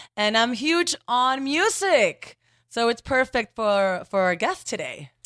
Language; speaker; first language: English; non-native, fluent; Spanish